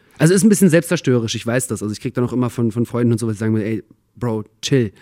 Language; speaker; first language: German; early bilingual, other home language; Russian